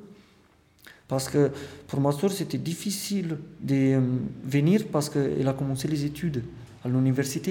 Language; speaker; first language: French; non-native, fluent; Romanian